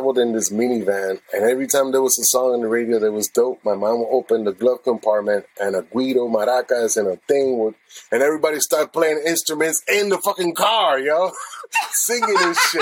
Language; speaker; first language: English; non-native, fluent; Spanish